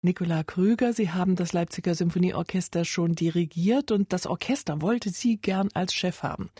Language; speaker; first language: German; native; German